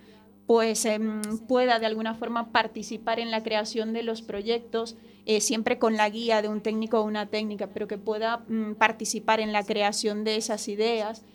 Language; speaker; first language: Spanish; native; Spanish